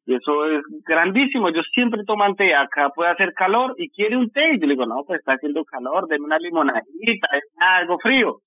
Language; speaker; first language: Spanish; native; Spanish